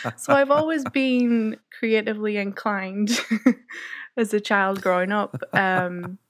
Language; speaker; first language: English; native; English